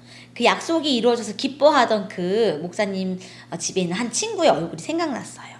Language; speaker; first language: Korean; native; Korean